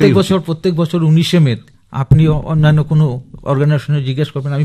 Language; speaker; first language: Bangla; non-native, local second language; Assamese